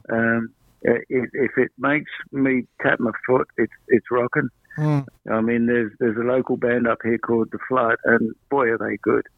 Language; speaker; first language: English; native; English